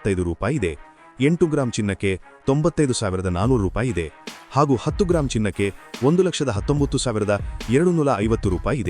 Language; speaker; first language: Kannada; native; Kannada